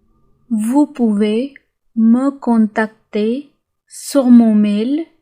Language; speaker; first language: French; non-native, fluent; Urdu